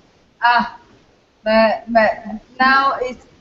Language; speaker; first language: English; non-native, learner; French